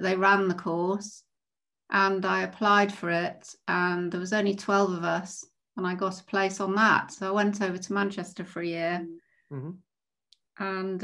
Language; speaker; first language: English; native; English